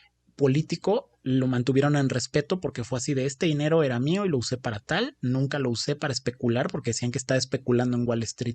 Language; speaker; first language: Spanish; native; Spanish